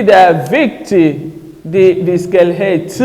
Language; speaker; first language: Danish; non-native, learner; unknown